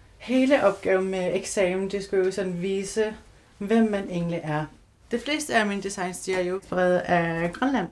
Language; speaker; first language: Danish; non-native, local second language; Kalaallisut